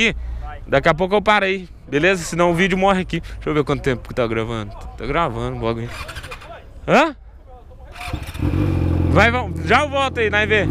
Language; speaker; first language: Portuguese; native; Portuguese